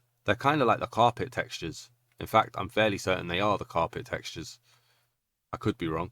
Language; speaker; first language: English; native; English